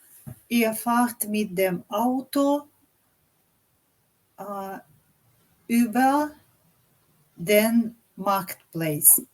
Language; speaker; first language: German; non-native, learner; English